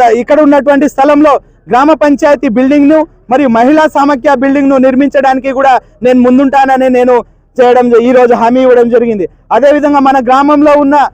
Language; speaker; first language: Telugu; native; Telugu